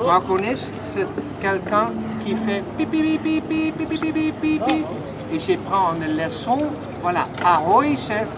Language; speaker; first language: French; non-native, learner; Dutch